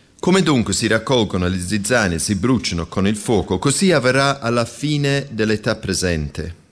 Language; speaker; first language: Italian; non-native, fluent; English